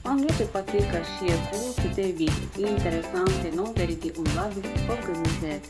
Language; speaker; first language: Latvian; non-native, learner; Ukrainian